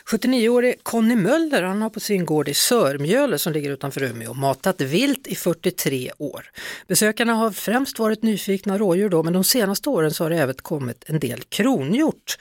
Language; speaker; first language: Swedish; native; Swedish